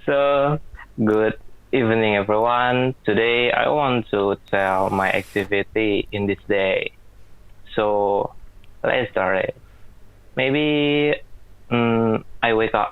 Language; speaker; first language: English; non-native, learner; Indonesian